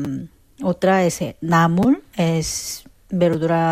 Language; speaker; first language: Spanish; non-native, fluent; Korean